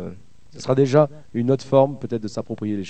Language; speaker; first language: French; native; French